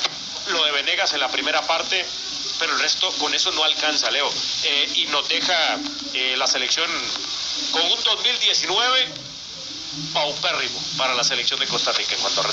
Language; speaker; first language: Spanish; native; Spanish